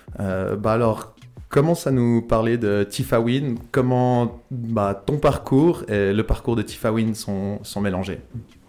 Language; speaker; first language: French; native; French